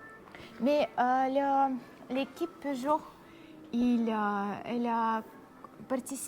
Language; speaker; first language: French; non-native, learner; Russian